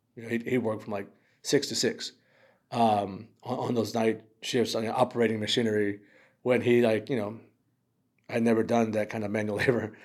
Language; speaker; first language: English; early bilingual, other home language; Spanish